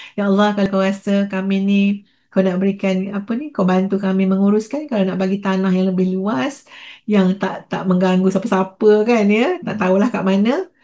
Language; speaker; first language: Malay; native; Malay